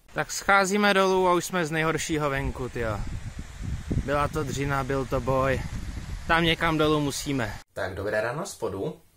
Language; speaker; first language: Czech; native; Czech